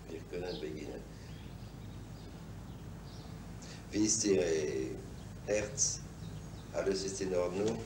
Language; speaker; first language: German; non-native, fluent; French